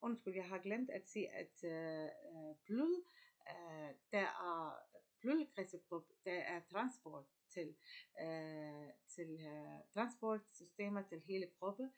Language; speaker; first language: Danish; non-native, learner; Arabic